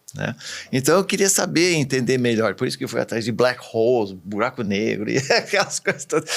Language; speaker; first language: Portuguese; early bilingual, other home language; English